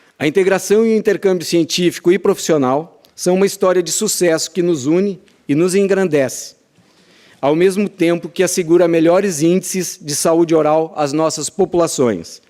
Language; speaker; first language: Portuguese; native; Portuguese